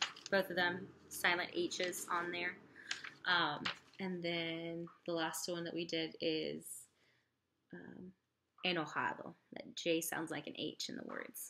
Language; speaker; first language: English; native; English